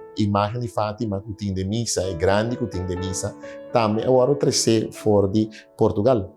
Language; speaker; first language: Portuguese; early bilingual, heritage; Portuguese